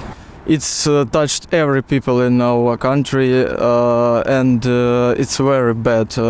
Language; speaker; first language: English; non-native, learner; Ukrainian